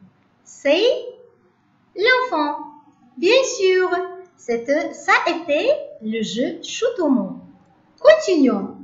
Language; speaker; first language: French; non-native, learner; Uzbek